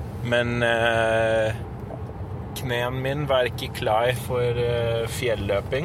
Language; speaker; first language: Norwegian; non-native, learner; English